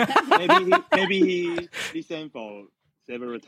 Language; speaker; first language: English; non-native, learner; Chinese